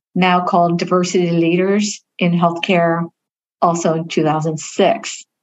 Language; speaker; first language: English; early bilingual, other home language; Vietnamese